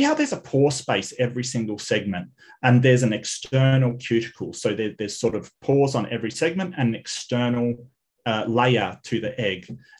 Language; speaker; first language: English; native; English